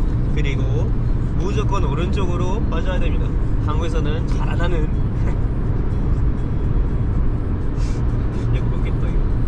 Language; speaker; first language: Korean; non-native, fluent; French